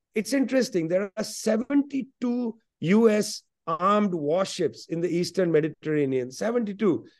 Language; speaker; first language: English; non-native, local second language; Punjabi